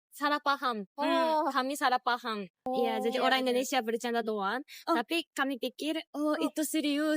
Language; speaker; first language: Indonesian; non-native, fluent; Japanese